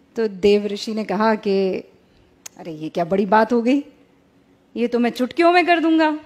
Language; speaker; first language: Hindi; native; Hindi